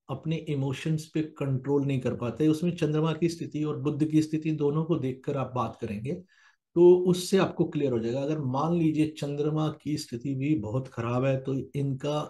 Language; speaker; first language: Hindi; native; Hindi